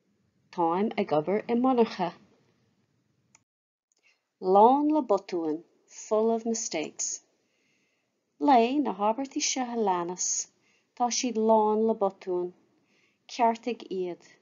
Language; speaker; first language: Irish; non-native, local second language; English